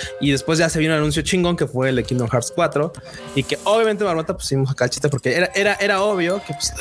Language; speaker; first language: Spanish; native; Spanish